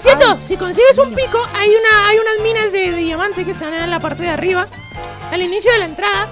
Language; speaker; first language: Spanish; native; Spanish